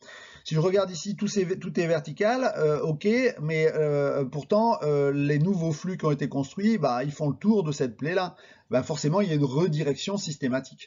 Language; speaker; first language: French; native; French